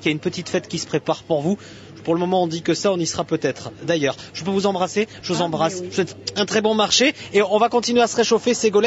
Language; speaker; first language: French; native; French